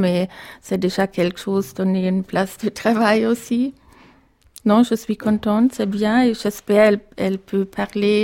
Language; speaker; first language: French; non-native, fluent; German